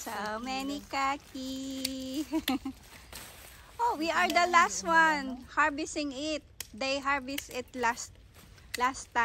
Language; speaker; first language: English; non-native, local second language; Filipino